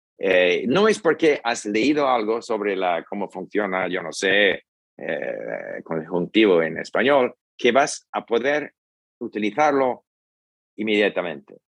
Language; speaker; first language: Spanish; non-native, fluent; English